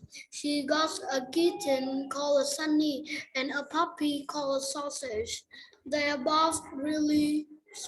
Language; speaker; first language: English; non-native, learner; Vietnamese